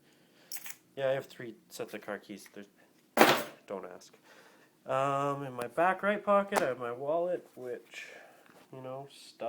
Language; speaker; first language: English; native; English